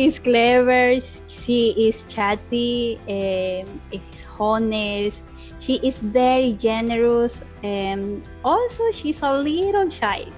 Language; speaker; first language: English; non-native, learner; Spanish